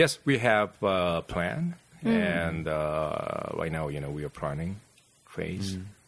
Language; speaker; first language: English; non-native, fluent; Japanese